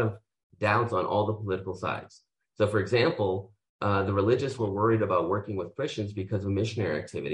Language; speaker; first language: English; native; English